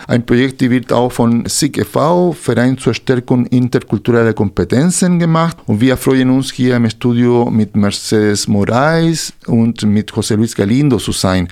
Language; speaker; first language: German; non-native, fluent; Spanish